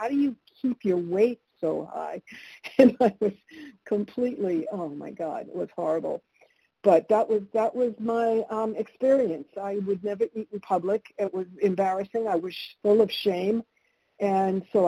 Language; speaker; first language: English; early bilingual, other home language; Italian